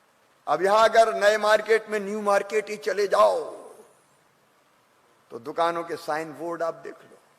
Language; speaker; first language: Hindi; native; Hindi